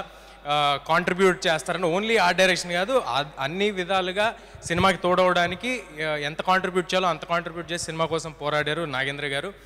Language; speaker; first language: Telugu; native; Telugu